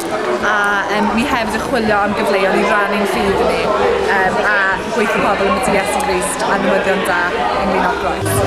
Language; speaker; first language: Welsh; native; Welsh